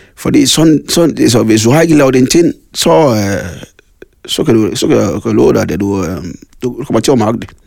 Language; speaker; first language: Danish; non-native, fluent; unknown